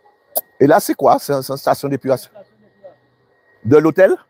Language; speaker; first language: French; native; French